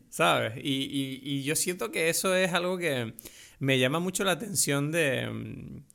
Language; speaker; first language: Spanish; native; Spanish